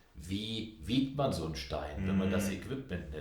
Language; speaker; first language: German; native; German